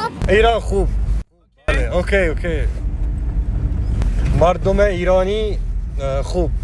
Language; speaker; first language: Persian; non-native, learner; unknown